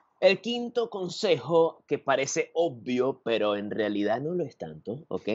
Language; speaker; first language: Spanish; native; Spanish